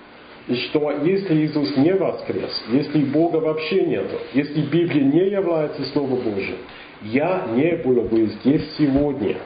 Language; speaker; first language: Russian; non-native, fluent; English